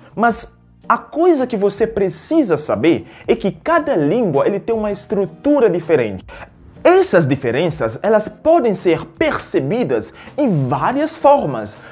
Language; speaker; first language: Portuguese; non-native, fluent; French